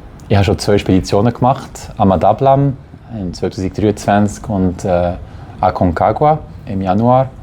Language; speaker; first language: German; non-native, local second language; French